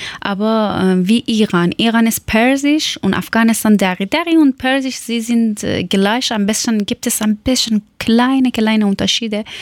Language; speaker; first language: German; non-native, learner; Persian